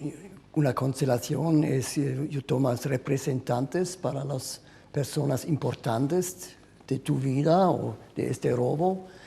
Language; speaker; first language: Spanish; non-native, fluent; German